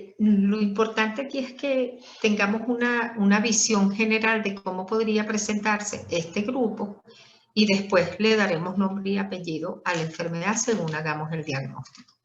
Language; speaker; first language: Spanish; native; Spanish